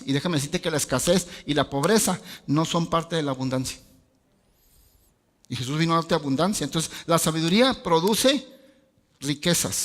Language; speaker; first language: Spanish; native; Spanish